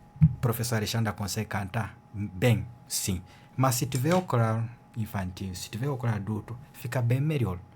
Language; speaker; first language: Portuguese; non-native, fluent; Ganda